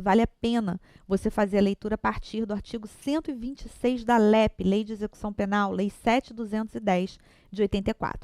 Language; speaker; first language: Portuguese; native; Portuguese